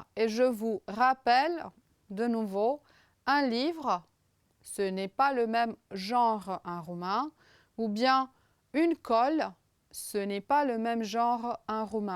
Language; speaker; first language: French; non-native, fluent; Romanian